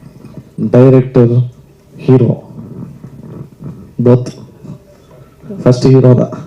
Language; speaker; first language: Tamil; non-native, learner; Kannada